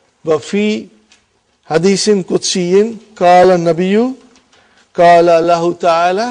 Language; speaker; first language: Arabic; non-native, fluent; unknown